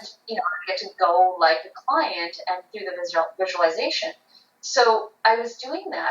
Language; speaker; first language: English; native; English